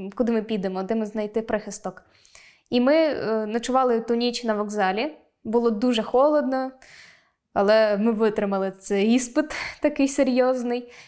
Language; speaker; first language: Ukrainian; non-native, local second language; Russian